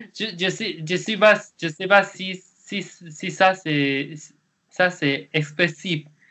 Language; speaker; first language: French; non-native, learner; Chinese